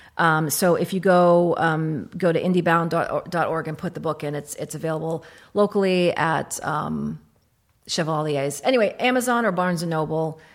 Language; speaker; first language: English; early bilingual, other home language; Arabic